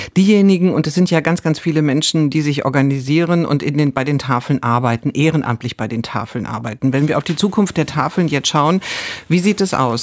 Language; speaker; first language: German; native; German